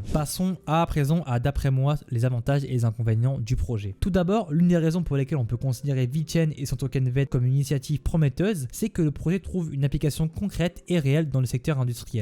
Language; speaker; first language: French; native; French